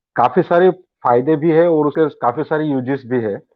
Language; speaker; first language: Hindi; non-native, local second language; Gujarati